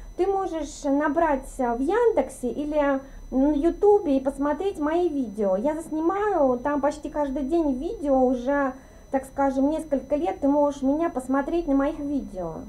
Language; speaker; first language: Russian; native; Russian